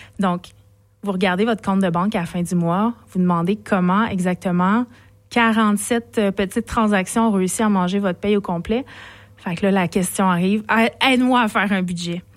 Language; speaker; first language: French; native; French